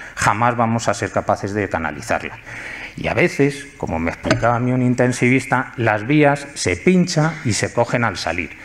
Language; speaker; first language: Spanish; native; Spanish